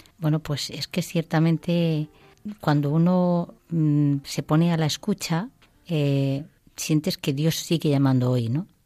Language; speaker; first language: Spanish; native; Spanish